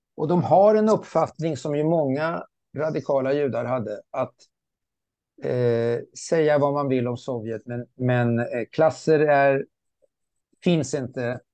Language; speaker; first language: Swedish; early bilingual, other home language; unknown